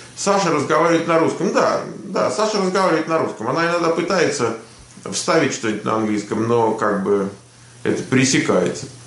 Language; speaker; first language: Russian; native; Russian